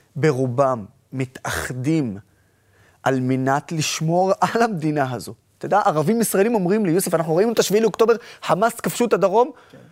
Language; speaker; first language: Hebrew; non-native, local second language; Arabic